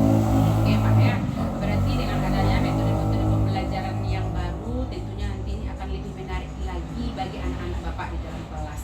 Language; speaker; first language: Indonesian; native; Indonesian